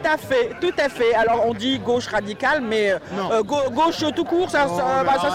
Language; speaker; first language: French; native; French